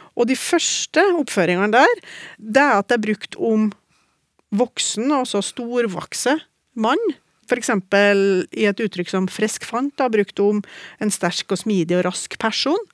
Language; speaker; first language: Norwegian; native; Norwegian